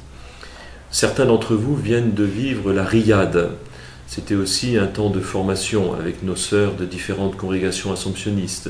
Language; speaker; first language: French; native; French